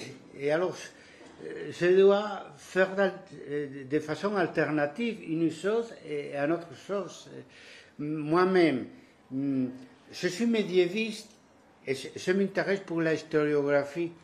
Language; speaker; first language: French; non-native, fluent; Spanish